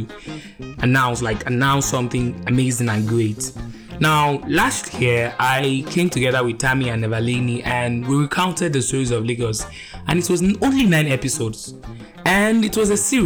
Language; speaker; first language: English; non-native, local second language; Yoruba